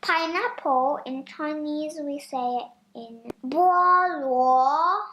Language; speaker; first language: English; non-native, fluent; Chinese